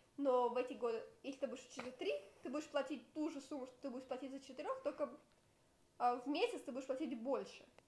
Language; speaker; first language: Russian; native; Russian